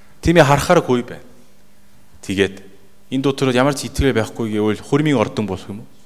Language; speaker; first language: Mongolian; native; Mongolian